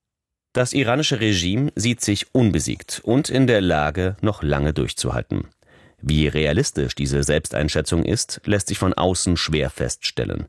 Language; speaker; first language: German; native; German